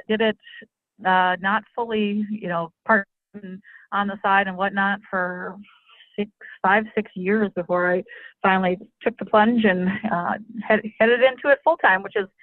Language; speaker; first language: English; native; English